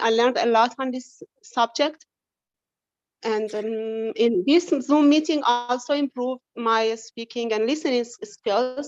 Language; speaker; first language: English; non-native, learner; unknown